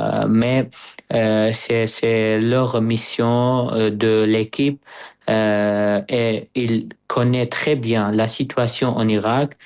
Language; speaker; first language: French; non-native, fluent; Arabic